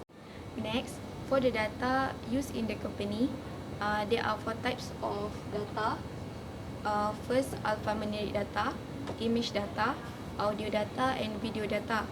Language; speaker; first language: English; non-native, learner; Malay